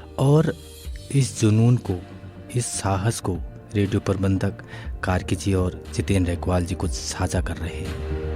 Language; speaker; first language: Hindi; native; Hindi